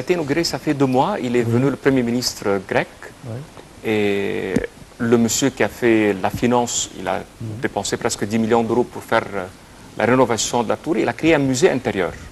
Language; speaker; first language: French; non-native, fluent; Arabic